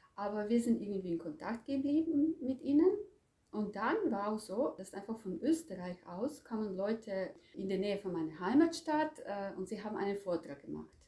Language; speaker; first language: German; non-native, fluent; Croatian